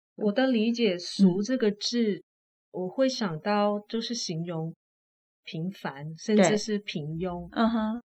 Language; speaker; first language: Chinese; non-native, fluent; Cantonese